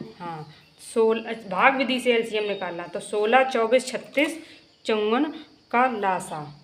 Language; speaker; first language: Hindi; native; Hindi